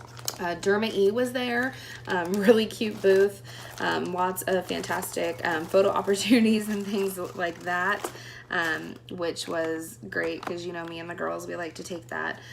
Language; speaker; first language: English; native; English